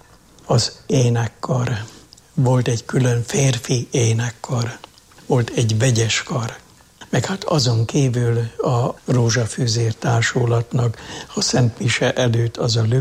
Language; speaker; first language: Hungarian; native; Hungarian